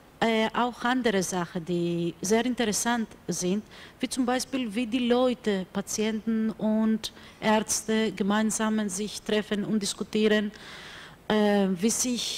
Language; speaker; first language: German; non-native, fluent; Greek